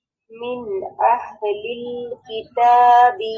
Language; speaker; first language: Arabic; non-native, learner; Bangla